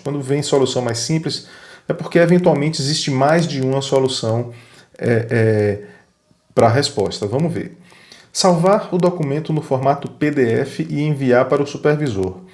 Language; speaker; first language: Portuguese; native; Portuguese